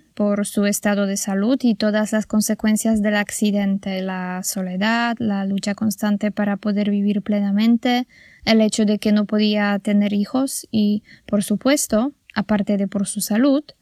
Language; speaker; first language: Spanish; non-native, fluent; Polish